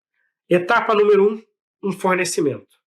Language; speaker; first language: Portuguese; native; Portuguese